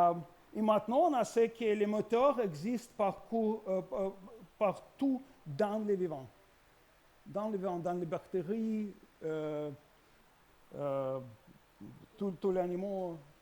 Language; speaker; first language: French; non-native, learner; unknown